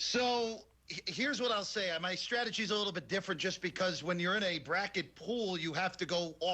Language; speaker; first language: English; native; English